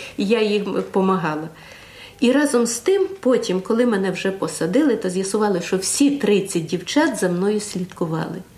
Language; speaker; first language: Ukrainian; native; Ukrainian